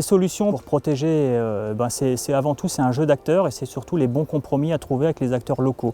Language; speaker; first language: French; native; French